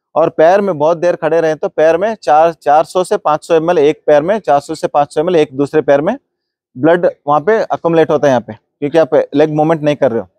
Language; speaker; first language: Hindi; non-native, local second language; Kannada